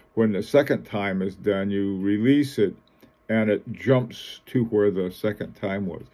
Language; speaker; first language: English; native; English